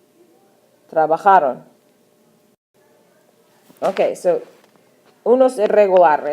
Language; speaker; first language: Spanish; non-native, fluent; English